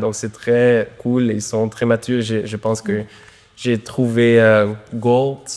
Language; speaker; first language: French; non-native, local second language; Dutch